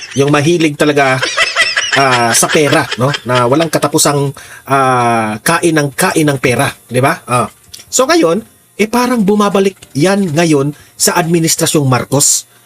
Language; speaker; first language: Filipino; native; Filipino